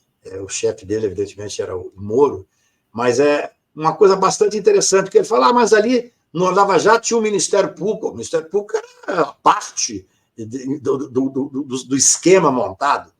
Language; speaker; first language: Portuguese; native; Portuguese